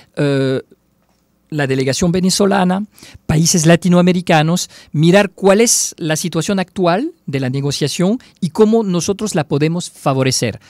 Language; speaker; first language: Spanish; non-native, fluent; French